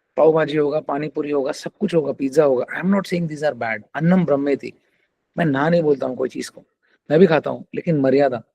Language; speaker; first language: Hindi; non-native, local second language; Telugu